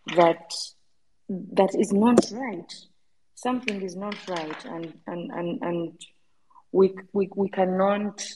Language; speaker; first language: English; non-native, local second language; Ganda